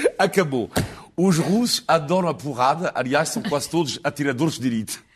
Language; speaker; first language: Portuguese; non-native, fluent; French